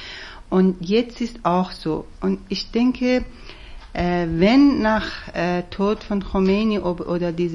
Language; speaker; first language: German; non-native, fluent; Persian